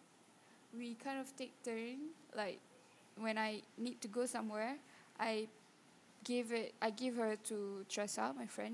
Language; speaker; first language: English; non-native, local second language; Malay